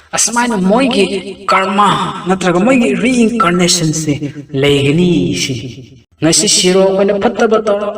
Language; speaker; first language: Manipuri; non-native, local second language; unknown